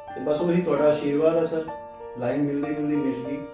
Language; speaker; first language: Punjabi; non-native, local second language; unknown